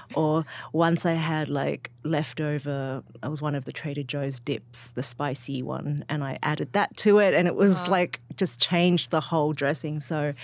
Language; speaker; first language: English; native; English